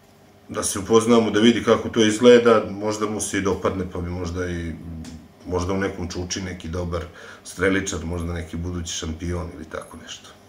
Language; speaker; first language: Serbian; native; Serbian